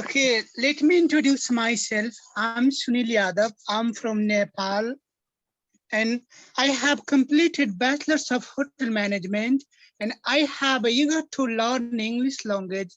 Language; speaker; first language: English; non-native, learner; Nepali